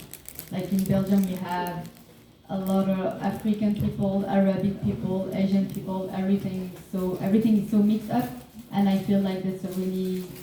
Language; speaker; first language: English; non-native, fluent; French